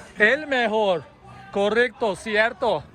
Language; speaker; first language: Spanish; non-native, learner; Turkish